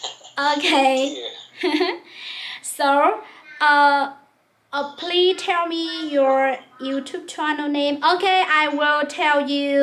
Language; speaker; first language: English; non-native, local second language; Vietnamese